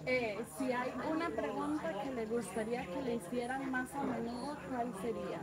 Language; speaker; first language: Spanish; native; Spanish